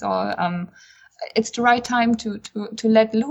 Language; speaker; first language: English; non-native, fluent; German